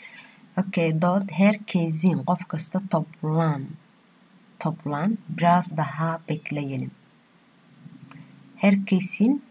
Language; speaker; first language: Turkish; non-native, fluent; Somali